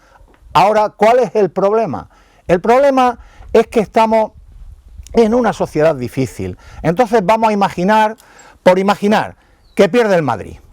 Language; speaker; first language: Spanish; native; Spanish